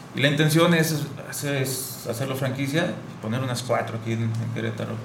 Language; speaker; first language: Spanish; native; Spanish